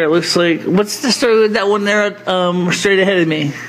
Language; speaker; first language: English; native; English